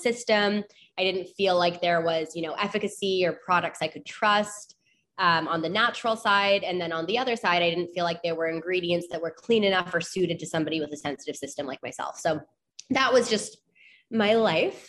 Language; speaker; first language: English; native; English